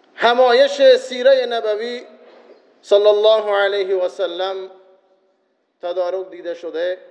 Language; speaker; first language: Persian; non-native, local second language; Baluchi